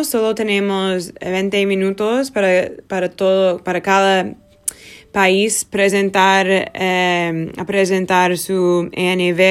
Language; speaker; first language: Spanish; non-native, learner; Portuguese